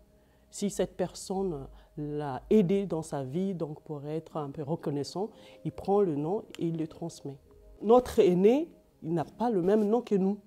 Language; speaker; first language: French; non-native, local second language; Lingala